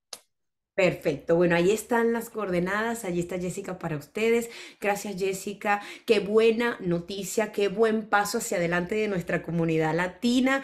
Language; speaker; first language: Spanish; native; Spanish